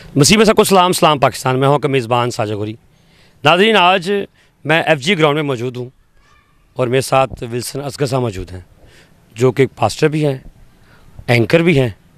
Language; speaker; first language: Urdu; non-native, local second language; Punjabi